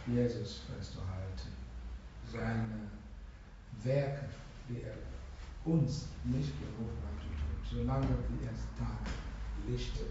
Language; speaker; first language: German; non-native, learner; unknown